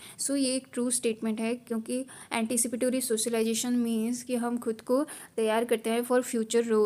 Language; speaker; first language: Hindi; native; Hindi